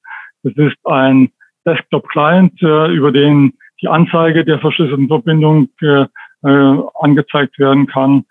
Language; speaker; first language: German; native; German